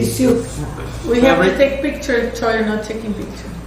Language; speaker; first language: English; non-native, learner; Portuguese